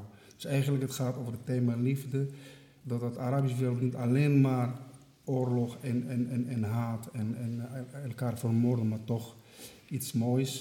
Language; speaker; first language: Dutch; non-native, fluent; Arabic